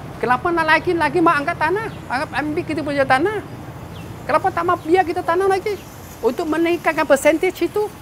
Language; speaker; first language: Malay; non-native, local second language; Chinese